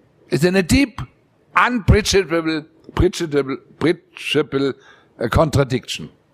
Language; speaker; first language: English; non-native, fluent; German